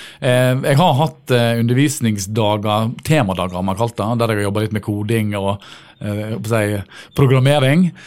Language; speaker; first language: Norwegian; native; Norwegian